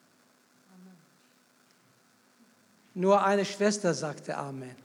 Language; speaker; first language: German; non-native, fluent; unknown